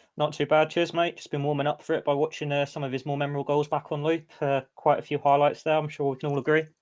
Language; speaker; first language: English; native; English